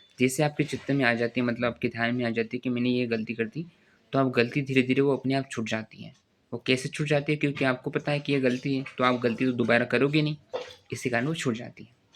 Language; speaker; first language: Hindi; non-native, local second language; Marathi